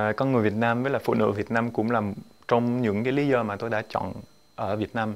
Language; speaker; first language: Vietnamese; non-native, learner; French